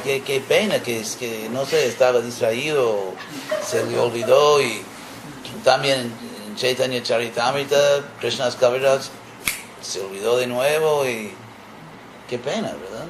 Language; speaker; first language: Spanish; non-native, fluent; English